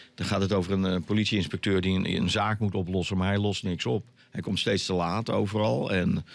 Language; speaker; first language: Dutch; native; Dutch